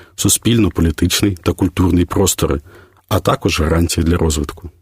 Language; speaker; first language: Ukrainian; native; Ukrainian